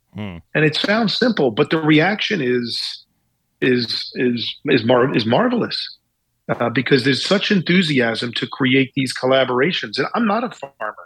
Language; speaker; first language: English; native; English